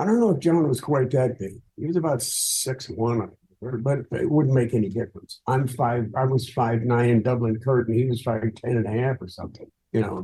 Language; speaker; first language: English; native; English